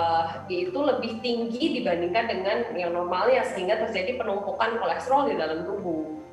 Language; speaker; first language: Indonesian; native; Indonesian